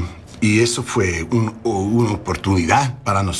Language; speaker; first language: Spanish; non-native, learner; English